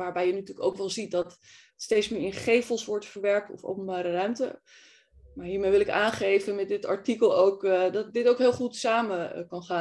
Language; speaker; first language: Dutch; native; Dutch